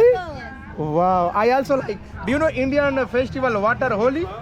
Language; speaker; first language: English; non-native, learner; Hindi